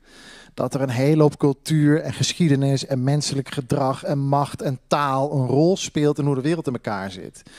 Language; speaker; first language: Dutch; native; Dutch